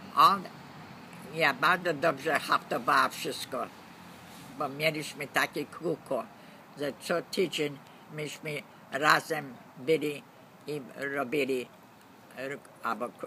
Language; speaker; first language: Polish; early bilingual, heritage; Polish